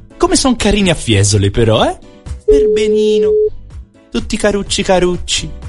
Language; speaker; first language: Italian; native; Italian